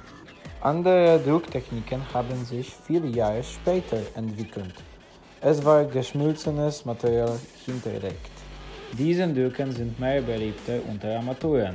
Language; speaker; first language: German; non-native, learner; Polish